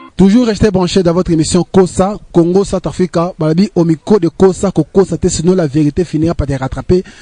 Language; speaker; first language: French; non-native, local second language; Lingala